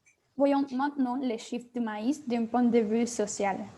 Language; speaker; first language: French; non-native, learner; Spanish